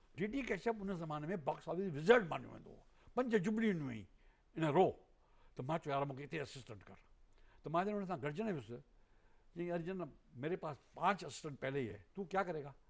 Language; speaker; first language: Sindhi; native; Sindhi